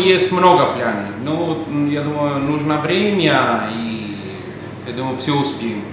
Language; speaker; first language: Russian; non-native, learner; Italian